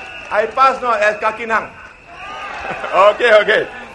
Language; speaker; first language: English; non-native, local second language; Malay